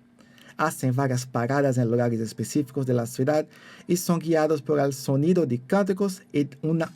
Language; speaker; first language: Spanish; non-native, fluent; Portuguese